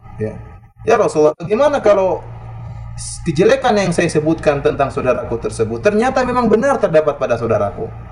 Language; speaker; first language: Indonesian; native; Indonesian